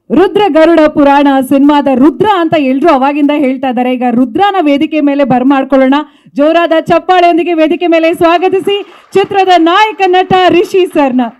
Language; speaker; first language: Kannada; native; Kannada